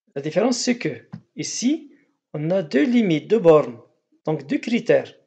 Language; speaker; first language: French; non-native, local second language; Arabic